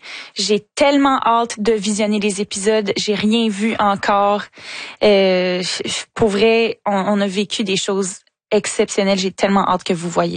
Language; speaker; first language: French; native; French